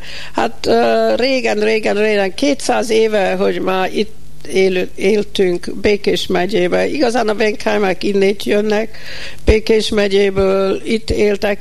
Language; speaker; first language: Hungarian; early bilingual, heritage; Hungarian